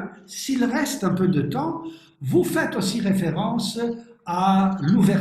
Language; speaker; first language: French; non-native, fluent; Romanian